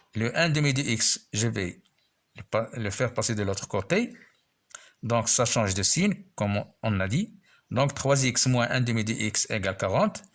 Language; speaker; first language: French; non-native, local second language; Arabic